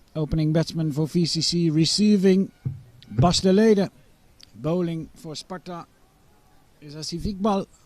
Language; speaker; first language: English; non-native, fluent; Dutch